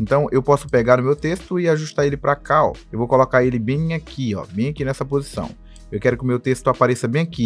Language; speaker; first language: Portuguese; native; Portuguese